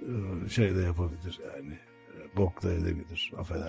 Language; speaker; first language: Turkish; native; Turkish